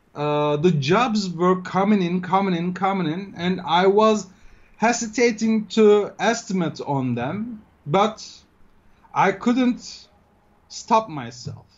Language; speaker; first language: English; non-native, fluent; Turkish